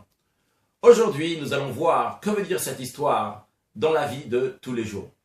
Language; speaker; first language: French; native; French